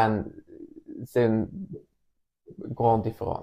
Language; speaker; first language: French; non-native, learner; Swedish